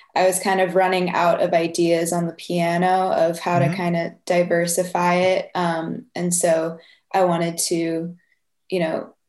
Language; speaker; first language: English; native; English